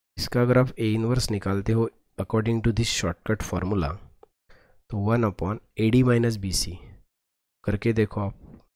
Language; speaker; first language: Hindi; non-native, local second language; Marathi